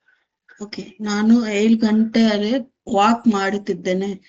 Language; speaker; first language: Kannada; non-native, learner; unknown